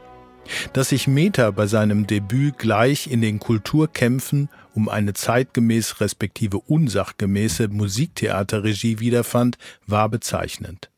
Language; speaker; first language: German; native; German